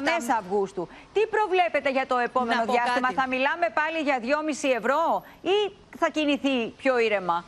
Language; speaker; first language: Greek; native; Greek